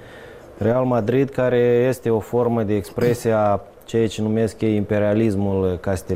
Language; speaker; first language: Romanian; native; Romanian